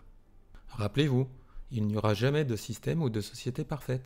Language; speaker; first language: French; native; French